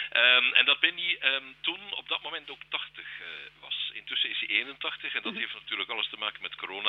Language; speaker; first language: Dutch; native; Dutch